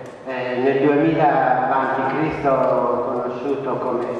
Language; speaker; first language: Italian; non-native, fluent; Central Kurdish